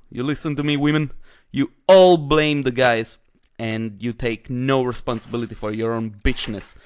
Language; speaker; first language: English; non-native, fluent; Italian